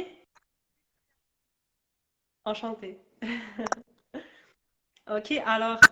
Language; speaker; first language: French; non-native, learner; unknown